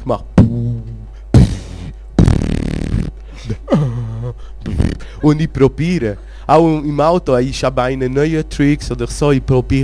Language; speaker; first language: German; non-native, local second language; French